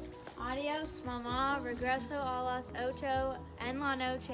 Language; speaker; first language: Spanish; non-native, learner; English